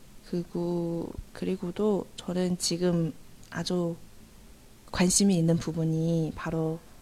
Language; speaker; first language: Korean; non-native, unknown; Chinese